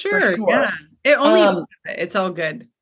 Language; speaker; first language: English; native; English